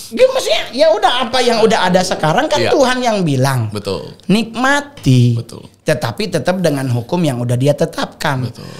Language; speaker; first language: Indonesian; native; Indonesian